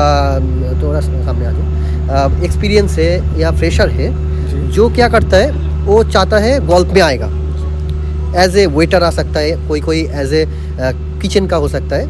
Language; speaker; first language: Hindi; non-native, local second language; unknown